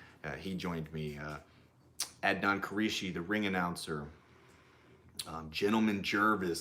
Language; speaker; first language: English; native; English